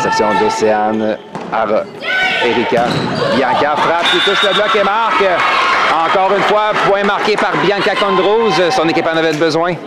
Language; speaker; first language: French; native; French